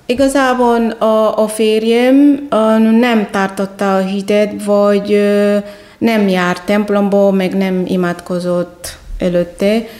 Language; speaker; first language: Hungarian; non-native, fluent; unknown